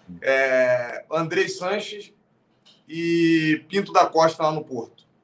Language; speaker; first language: Portuguese; native; Portuguese